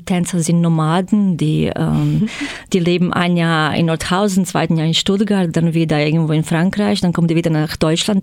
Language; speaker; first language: German; non-native, fluent; Croatian